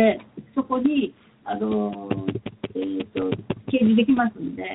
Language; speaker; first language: Japanese; native; Japanese